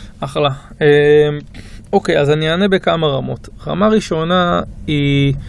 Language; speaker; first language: Hebrew; native; Hebrew